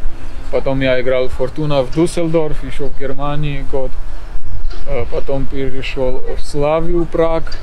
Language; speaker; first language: Russian; non-native, learner; Georgian